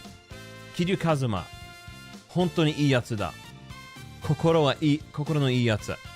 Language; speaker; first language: Japanese; non-native, learner; English